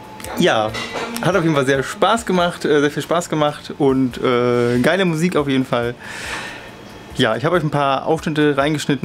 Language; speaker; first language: German; native; German